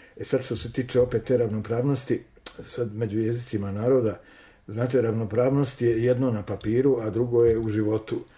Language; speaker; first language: Serbian; native; Serbian